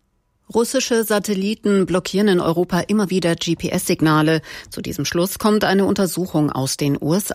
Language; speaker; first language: German; native; German